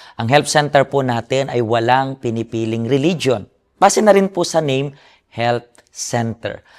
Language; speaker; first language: Filipino; native; Filipino